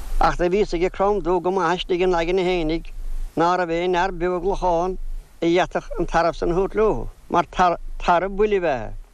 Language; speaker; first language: Irish; native; Irish